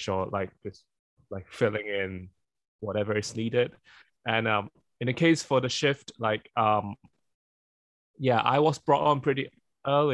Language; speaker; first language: English; non-native, local second language; Cantonese